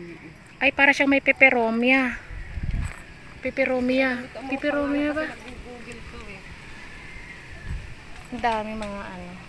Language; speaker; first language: Filipino; native; Filipino